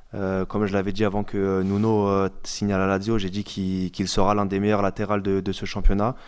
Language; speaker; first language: French; native; French